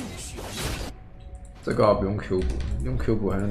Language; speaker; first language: Chinese; native; Chinese